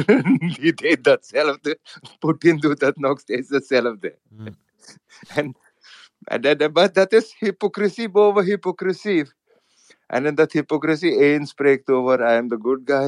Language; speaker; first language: Dutch; non-native, fluent; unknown